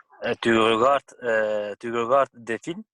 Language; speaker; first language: French; non-native, learner; Kurdish